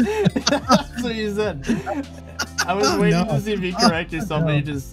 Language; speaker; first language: English; native; English